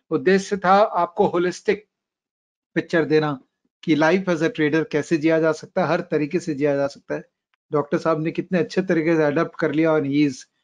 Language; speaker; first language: Hindi; native; Hindi